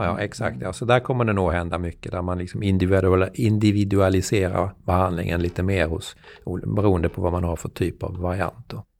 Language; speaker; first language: Swedish; native; Swedish